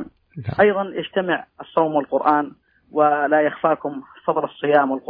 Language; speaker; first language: Arabic; native; Arabic